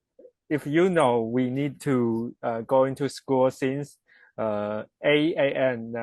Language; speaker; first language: English; non-native, learner; Chinese